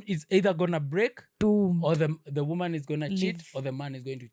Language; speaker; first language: English; non-native, local second language; Swahili